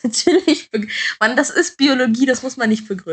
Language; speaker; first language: German; native; German